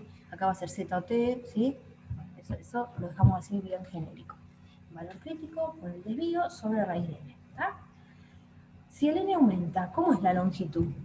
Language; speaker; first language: Spanish; native; Spanish